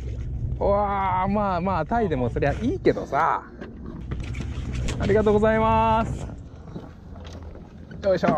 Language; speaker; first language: Japanese; native; Japanese